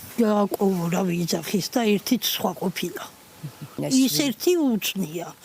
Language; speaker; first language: Georgian; native; Georgian